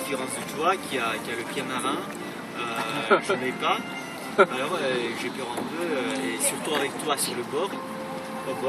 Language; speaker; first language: French; non-native, learner; Russian